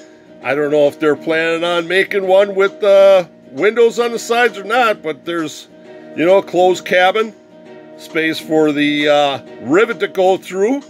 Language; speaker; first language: English; native; English